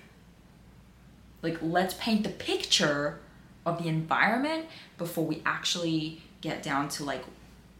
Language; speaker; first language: English; native; English